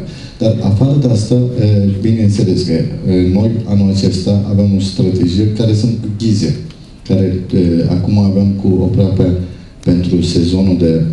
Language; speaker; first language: Romanian; non-native, learner; Turkish